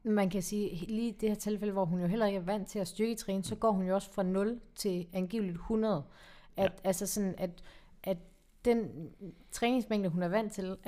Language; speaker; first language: Danish; native; Danish